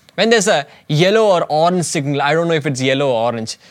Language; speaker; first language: English; non-native, local second language; Malayalam